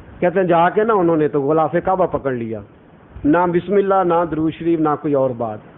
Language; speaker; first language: Urdu; non-native, local second language; Punjabi